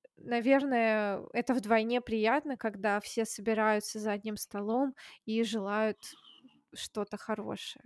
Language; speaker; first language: Russian; native; Russian